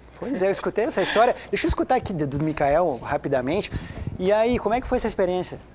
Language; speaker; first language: Portuguese; native; Portuguese